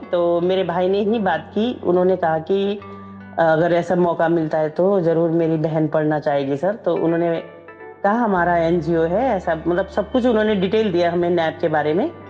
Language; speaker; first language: Hindi; native; Hindi